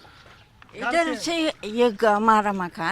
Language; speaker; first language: Hindi; non-native, local second language; Pashto